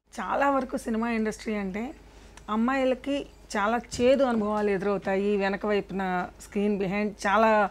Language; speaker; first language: Telugu; native; Telugu